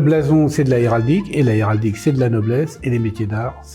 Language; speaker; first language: French; native; French